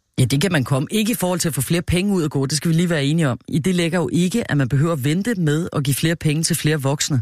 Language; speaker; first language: Danish; native; Danish